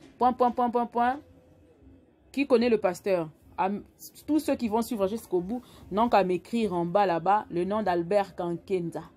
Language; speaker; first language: French; non-native, local second language; Lingala